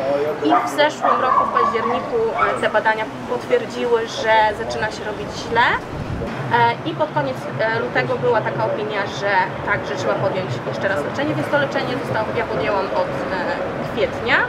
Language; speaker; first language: Polish; native; Polish